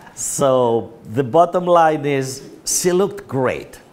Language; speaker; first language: English; non-native, fluent; Greek